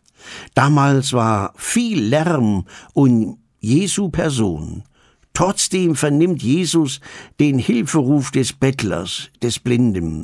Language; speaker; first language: German; native; German